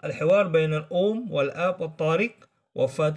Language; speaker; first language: Arabic; non-native, fluent; Indonesian